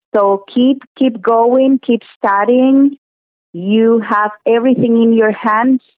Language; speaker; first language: English; non-native, fluent; Spanish